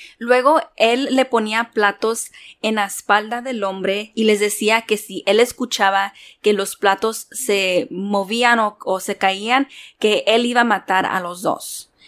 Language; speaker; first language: Spanish; early bilingual, heritage; Spanish